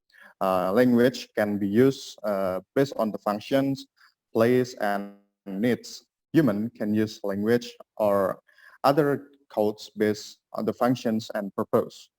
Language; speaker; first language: English; non-native, learner; Indonesian